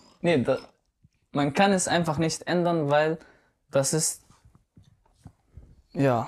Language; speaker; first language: German; non-native, fluent; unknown